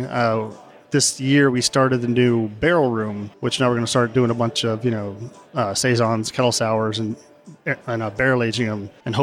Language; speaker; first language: English; native; English